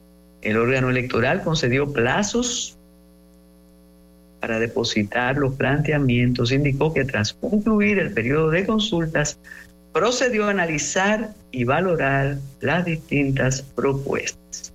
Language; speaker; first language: Spanish; native; Spanish